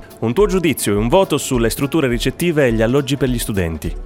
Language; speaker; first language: Italian; native; Italian